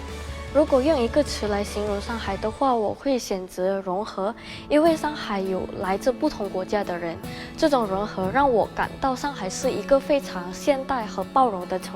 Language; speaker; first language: Chinese; non-native, fluent; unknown